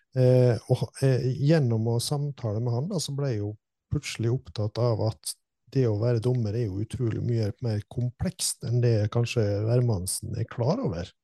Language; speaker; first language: Norwegian; native; Norwegian